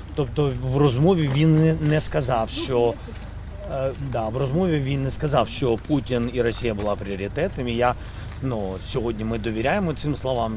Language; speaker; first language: Ukrainian; non-native, local second language; Russian